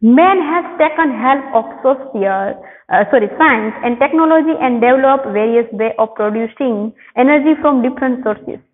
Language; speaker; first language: English; non-native, local second language; Gujarati